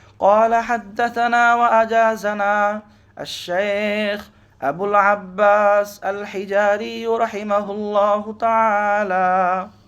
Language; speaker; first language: Arabic; non-native, fluent; Bangla